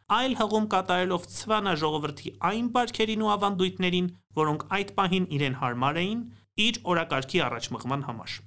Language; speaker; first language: Armenian; native; Armenian